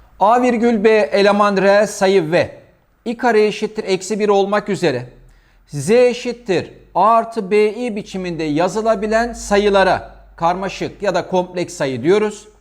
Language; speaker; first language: Turkish; native; Turkish